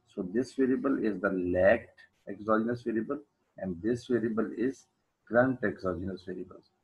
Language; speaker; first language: English; non-native, local second language; Urdu